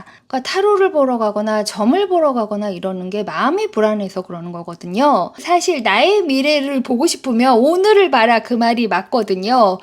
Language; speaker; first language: Korean; native; Korean